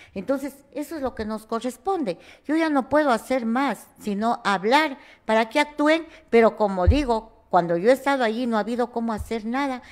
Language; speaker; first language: Spanish; native; Spanish